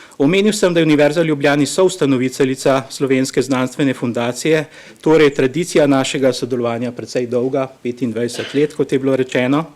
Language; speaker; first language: Slovenian; native; Slovenian